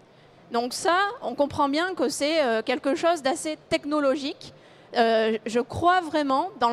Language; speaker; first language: French; native; French